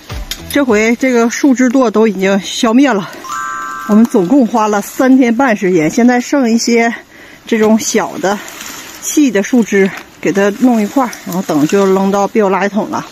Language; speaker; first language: Chinese; native; Chinese